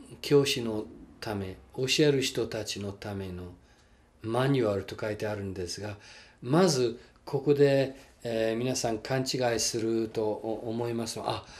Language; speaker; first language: Japanese; non-native, fluent; English